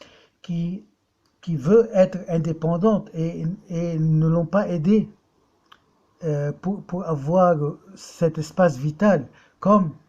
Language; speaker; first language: French; non-native, local second language; Arabic